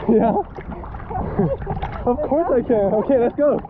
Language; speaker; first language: English; non-native, learner; Korean